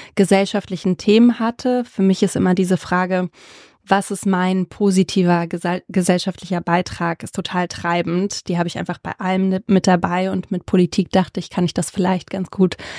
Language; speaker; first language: German; early bilingual, other home language; Croatian